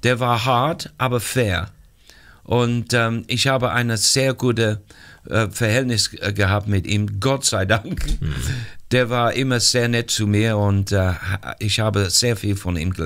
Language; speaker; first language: German; non-native, fluent; English